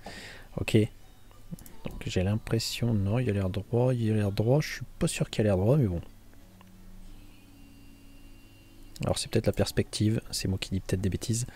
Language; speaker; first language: French; native; French